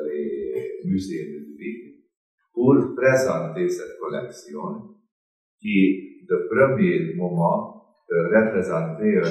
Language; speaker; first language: French; non-native, fluent; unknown